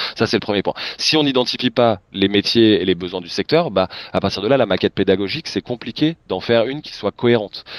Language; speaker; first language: French; native; French